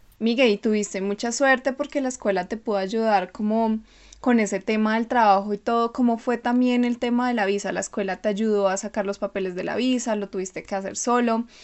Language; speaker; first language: Spanish; native; Spanish